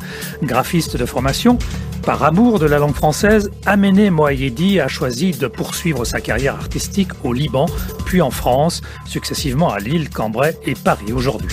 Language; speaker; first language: French; native; French